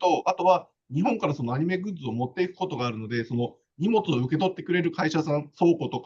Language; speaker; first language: Japanese; native; Japanese